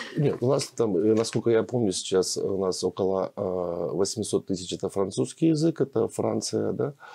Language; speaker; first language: Russian; native; Russian